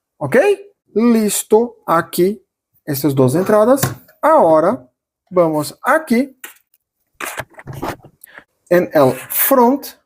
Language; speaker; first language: Spanish; non-native, fluent; Portuguese